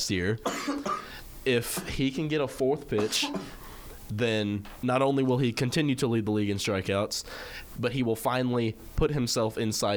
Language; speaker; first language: English; native; English